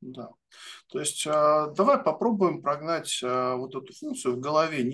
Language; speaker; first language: Russian; native; Russian